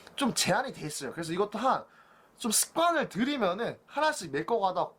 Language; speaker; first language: Korean; native; Korean